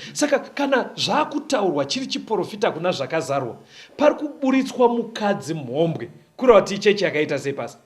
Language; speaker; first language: Shona; native; Shona